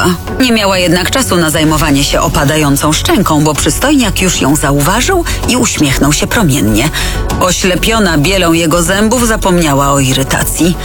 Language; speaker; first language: Polish; native; Polish